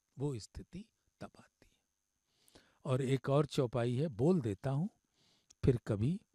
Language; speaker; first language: Hindi; native; Hindi